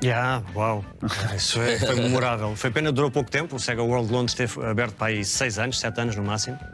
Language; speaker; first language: Portuguese; native; Portuguese